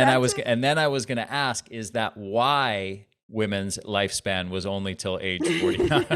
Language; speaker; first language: English; native; English